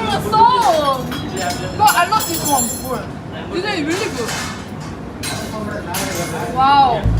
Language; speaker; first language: English; non-native, learner; Korean